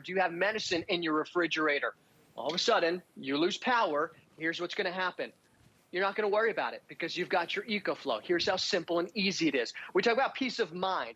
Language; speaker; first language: English; native; English